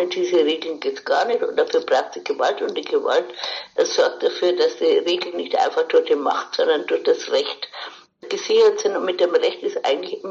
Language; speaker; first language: German; native; German